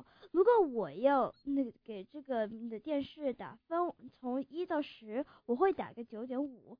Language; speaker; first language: Chinese; early bilingual, heritage; English